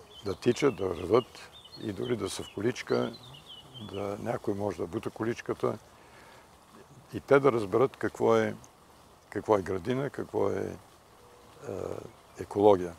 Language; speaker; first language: Bulgarian; early bilingual, heritage; Bulgarian